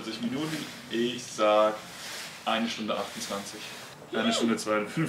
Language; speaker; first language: German; native; German